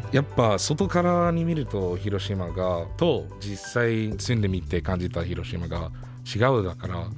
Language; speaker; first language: Japanese; non-native, fluent; English